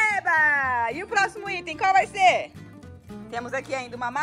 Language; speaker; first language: Portuguese; native; Portuguese